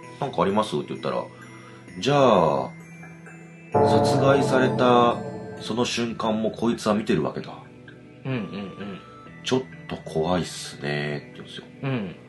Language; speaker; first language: Japanese; native; Japanese